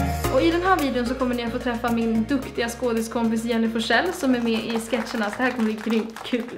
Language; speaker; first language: Swedish; native; Swedish